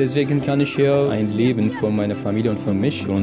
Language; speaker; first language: German; non-native, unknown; Arabic